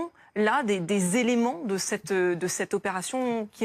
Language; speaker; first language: French; native; French